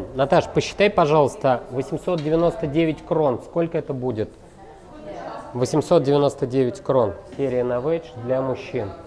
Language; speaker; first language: Russian; native; Russian